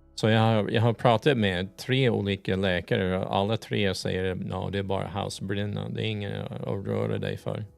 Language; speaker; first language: Swedish; non-native, learner; English